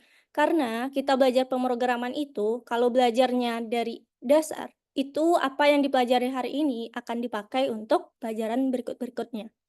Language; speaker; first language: Indonesian; native; Indonesian